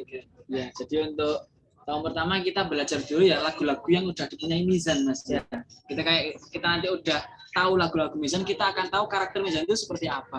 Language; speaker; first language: Indonesian; native; Indonesian